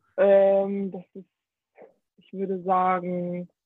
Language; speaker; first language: German; early bilingual, heritage; Danish